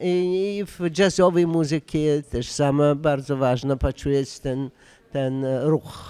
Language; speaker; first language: Polish; non-native, learner; Russian